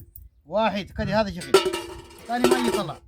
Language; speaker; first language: Arabic; non-native, learner; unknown